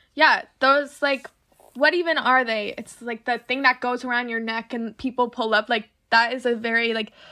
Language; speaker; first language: English; native; English